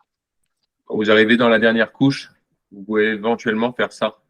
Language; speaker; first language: French; native; French